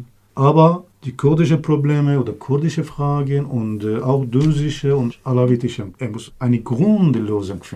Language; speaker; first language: German; non-native, learner; Kurdish